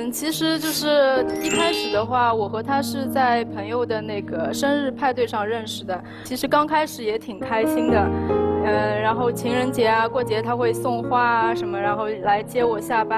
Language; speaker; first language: Chinese; native; Chinese